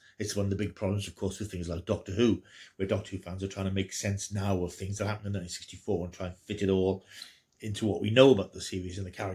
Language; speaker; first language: English; native; English